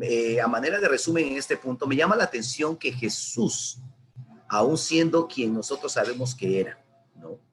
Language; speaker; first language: Spanish; native; Spanish